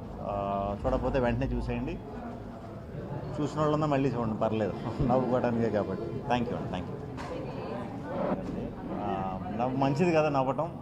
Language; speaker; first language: Telugu; native; Telugu